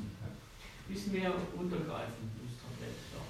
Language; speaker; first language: German; native; German